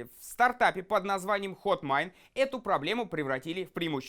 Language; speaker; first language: Russian; native; Russian